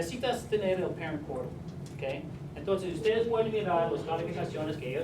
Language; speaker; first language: Spanish; non-native, learner; English